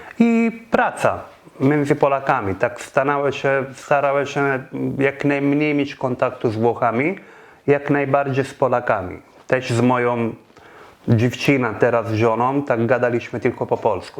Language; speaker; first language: Polish; non-native, fluent; Italian